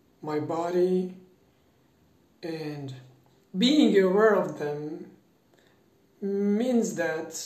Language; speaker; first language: English; non-native, fluent; Persian